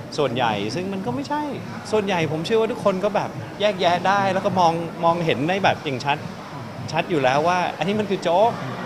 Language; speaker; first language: Thai; non-native, local second language; English